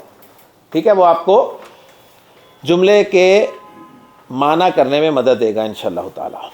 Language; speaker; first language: Urdu; native; Urdu